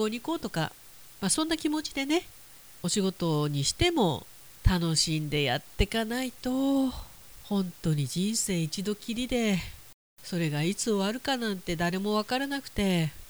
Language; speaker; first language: Japanese; native; Japanese